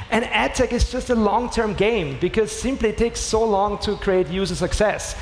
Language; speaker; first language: English; non-native, fluent; German